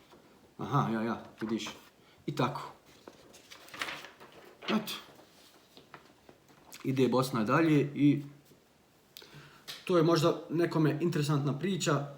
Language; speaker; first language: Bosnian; early bilingual, heritage; Bosnian